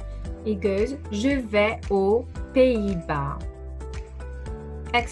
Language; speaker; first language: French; non-native, fluent; English